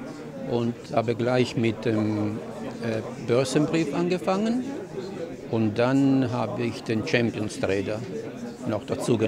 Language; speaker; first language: German; non-native, fluent; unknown